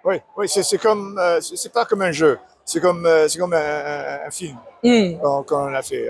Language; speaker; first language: French; non-native, learner; English